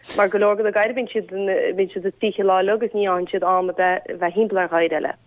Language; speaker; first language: Irish; native; Irish